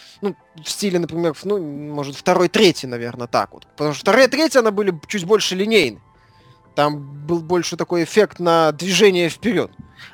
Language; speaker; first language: Russian; native; Russian